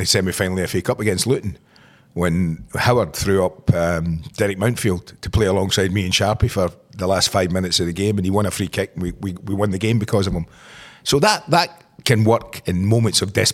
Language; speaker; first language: English; native; English